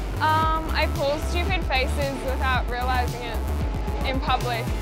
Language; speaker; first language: English; native; English